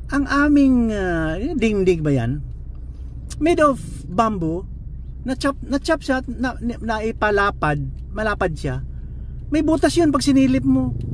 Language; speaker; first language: Filipino; non-native, local second language; Cebuano